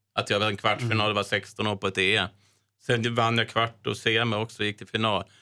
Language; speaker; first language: Swedish; native; Swedish